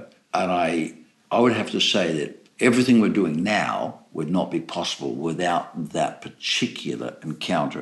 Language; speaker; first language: English; native; English